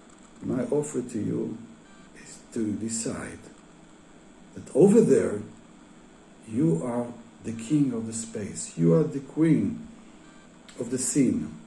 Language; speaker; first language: English; non-native, fluent; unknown